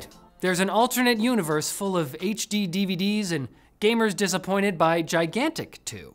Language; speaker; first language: English; native; English